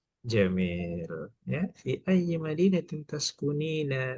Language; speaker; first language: Arabic; non-native, fluent; Malay